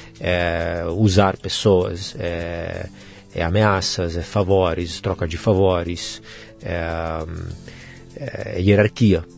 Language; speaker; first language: Portuguese; non-native, fluent; Italian